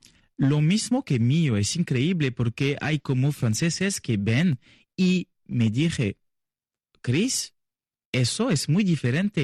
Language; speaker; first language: Spanish; non-native, learner; French